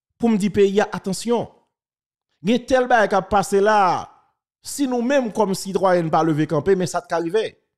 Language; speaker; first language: French; non-native, local second language; Haitian Creole